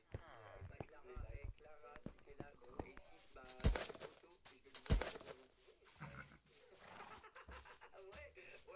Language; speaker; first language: French; native; French